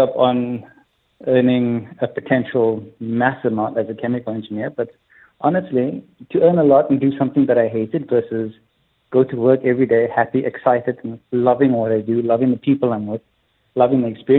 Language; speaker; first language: English; native; English